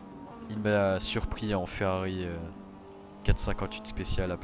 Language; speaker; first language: French; native; French